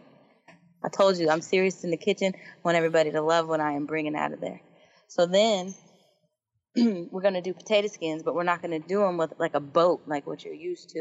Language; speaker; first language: English; native; English